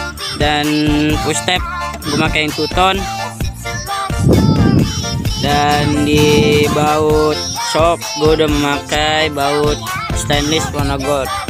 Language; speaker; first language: Indonesian; native; Indonesian